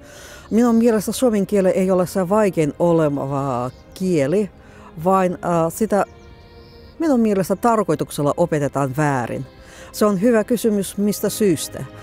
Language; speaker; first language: Finnish; non-native, fluent; Russian